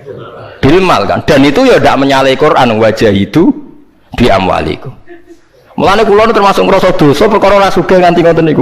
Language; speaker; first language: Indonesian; non-native, local second language; Javanese